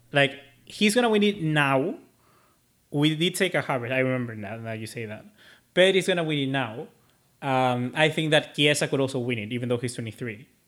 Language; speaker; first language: English; non-native, fluent; Spanish